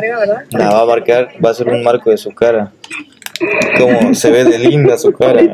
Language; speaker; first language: Spanish; native; Spanish